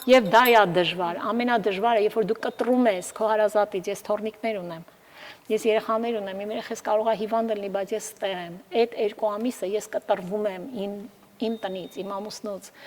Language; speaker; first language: Armenian; early bilingual, heritage; Armenian